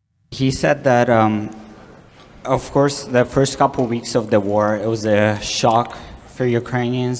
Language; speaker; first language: English; non-native, fluent; Ukrainian